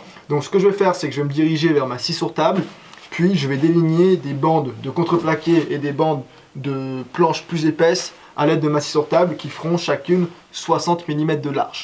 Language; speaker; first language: French; native; French